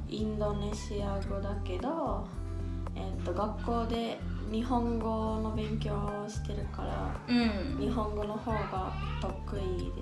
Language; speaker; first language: Japanese; early bilingual, other home language; Indonesian